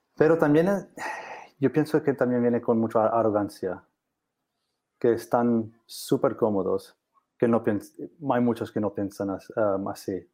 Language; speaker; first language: Spanish; non-native, learner; English